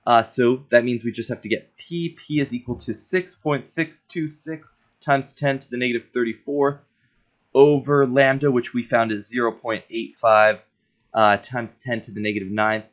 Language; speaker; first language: English; native; English